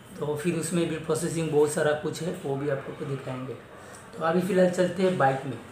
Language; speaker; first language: Hindi; non-native, local second language; Assamese